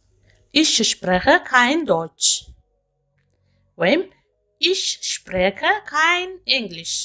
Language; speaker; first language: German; non-native, fluent; Amharic